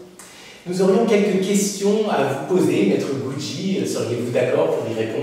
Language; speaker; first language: French; native; French